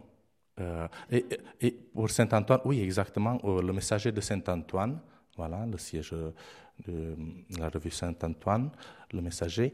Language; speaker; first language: French; non-native, fluent; Romanian